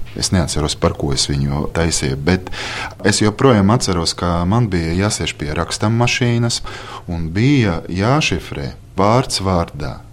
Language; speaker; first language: Latvian; non-native, local second language; Russian